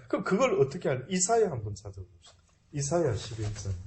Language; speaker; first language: Korean; native; Korean